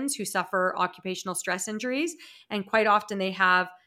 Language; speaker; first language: English; native; English